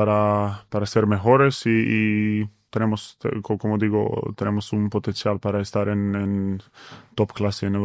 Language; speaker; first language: Spanish; non-native, fluent; Bosnian